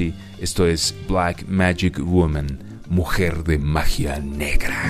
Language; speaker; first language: Spanish; native; Spanish